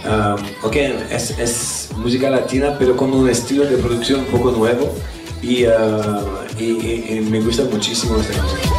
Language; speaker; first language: Spanish; non-native, fluent; French